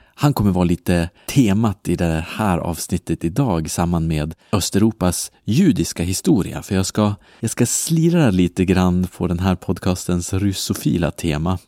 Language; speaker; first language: Swedish; non-native, fluent; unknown